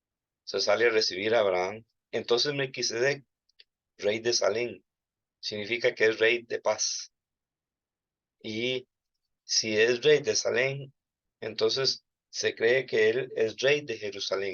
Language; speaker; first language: Spanish; native; Spanish